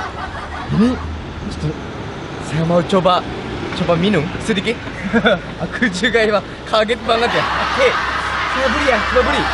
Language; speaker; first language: Indonesian; non-native, fluent; Japanese